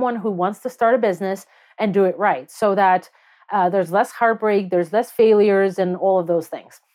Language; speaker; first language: English; non-native, fluent; Russian